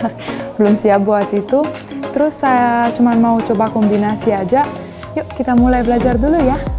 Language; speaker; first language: Indonesian; non-native, fluent; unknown